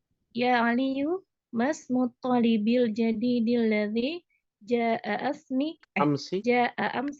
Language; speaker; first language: Arabic; non-native, learner; Indonesian